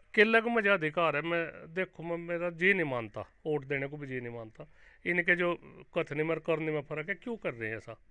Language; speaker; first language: Hindi; native; Hindi